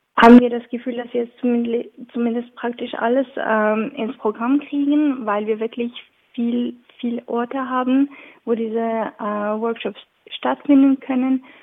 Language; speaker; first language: German; non-native, local second language; French